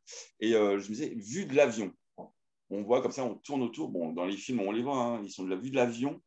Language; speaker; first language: French; native; French